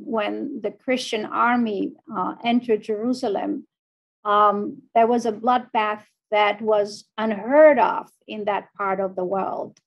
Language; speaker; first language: English; non-native, fluent; Arabic